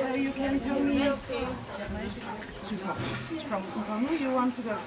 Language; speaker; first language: English; non-native, fluent; Bulgarian